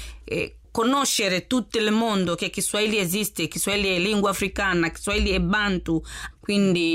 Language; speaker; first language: Italian; non-native, learner; Swahili